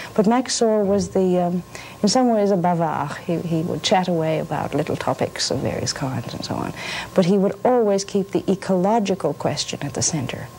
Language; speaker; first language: English; native; English